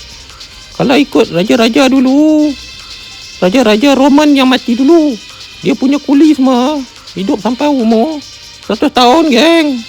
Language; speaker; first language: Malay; non-native, local second language; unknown